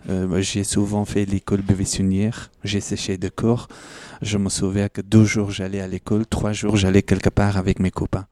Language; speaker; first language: French; non-native, fluent; Persian